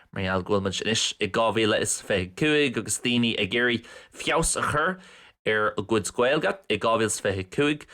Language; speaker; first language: Irish; non-native, local second language; English